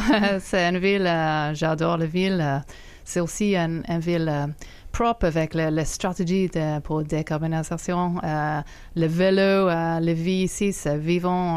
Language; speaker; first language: French; non-native, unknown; English